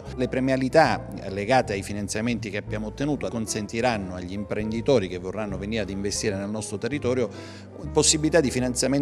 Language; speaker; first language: Italian; native; Italian